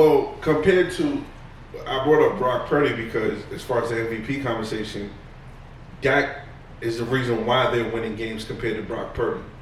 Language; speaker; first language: English; native; English